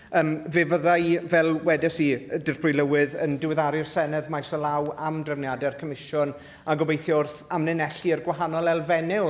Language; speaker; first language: Welsh; native; Welsh